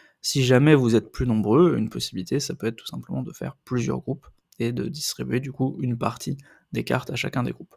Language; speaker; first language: French; native; French